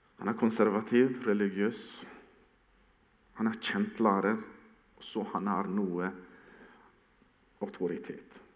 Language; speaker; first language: Norwegian; non-native, fluent; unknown